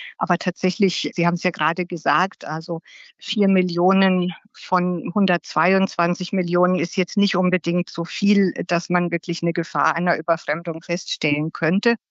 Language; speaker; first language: German; native; German